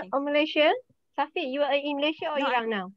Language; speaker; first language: English; non-native, learner; Malay